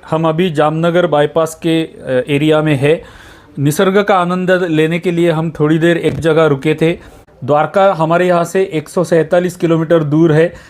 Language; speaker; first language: Hindi; non-native, local second language; Marathi